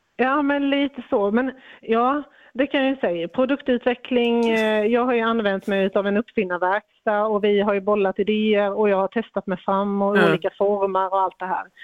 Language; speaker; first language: Swedish; native; Swedish